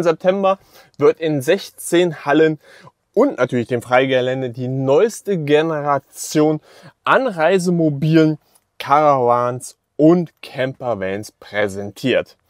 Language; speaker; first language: German; native; German